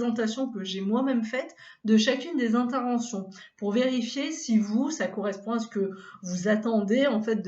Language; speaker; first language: French; native; French